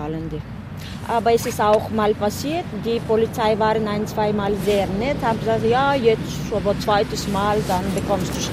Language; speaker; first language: German; non-native, learner; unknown